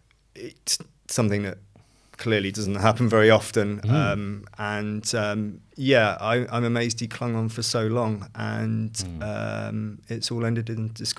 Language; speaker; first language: English; native; English